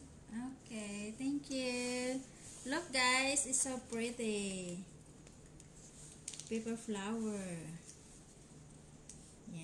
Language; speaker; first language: English; non-native, local second language; Filipino